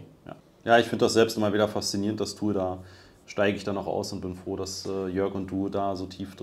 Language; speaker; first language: German; native; German